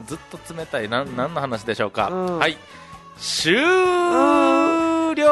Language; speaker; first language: Japanese; native; Japanese